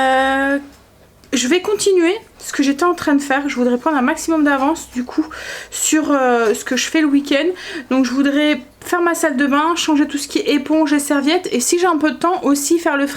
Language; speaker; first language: French; native; French